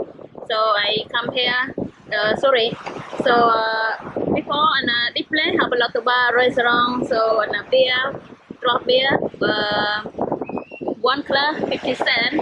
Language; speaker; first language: English; non-native, learner; Khmer